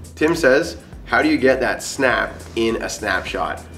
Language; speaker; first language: English; native; English